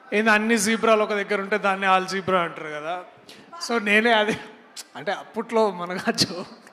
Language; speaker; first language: Telugu; native; Telugu